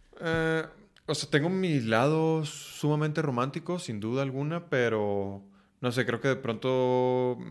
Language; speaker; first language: Spanish; native; Spanish